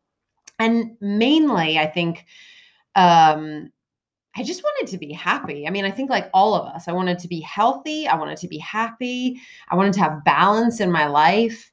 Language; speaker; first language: English; native; English